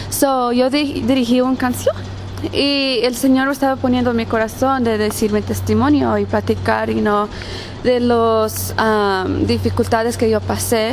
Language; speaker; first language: Spanish; early bilingual, heritage; Spanish